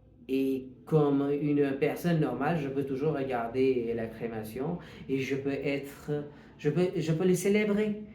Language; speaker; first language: French; non-native, fluent; Hindi